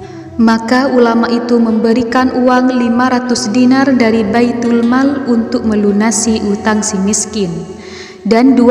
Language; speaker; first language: Indonesian; native; Indonesian